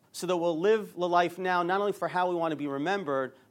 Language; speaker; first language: English; native; English